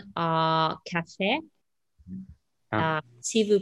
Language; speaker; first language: French; non-native, learner; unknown